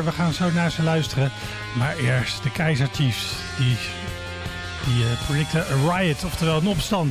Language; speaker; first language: Dutch; native; Dutch